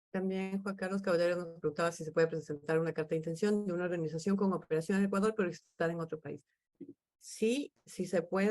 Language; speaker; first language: Spanish; native; Spanish